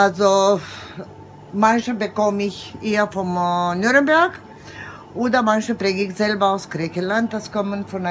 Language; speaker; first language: German; non-native, learner; Greek